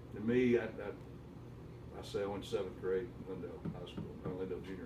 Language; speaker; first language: English; native; English